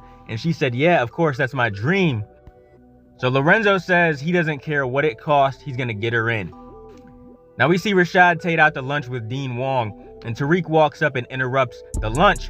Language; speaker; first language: English; native; English